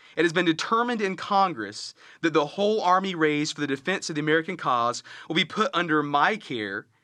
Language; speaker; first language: English; native; English